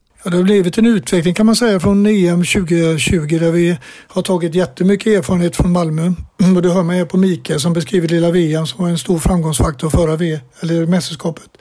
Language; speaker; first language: Swedish; native; Swedish